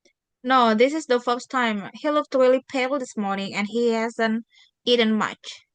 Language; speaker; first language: English; non-native, fluent; Indonesian